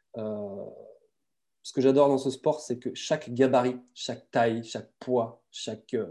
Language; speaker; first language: French; native; French